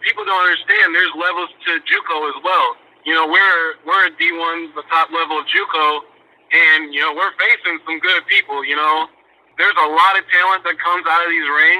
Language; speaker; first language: English; native; English